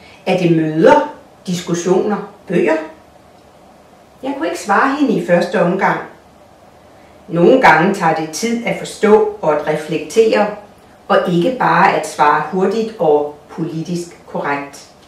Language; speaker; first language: Danish; non-native, fluent; Russian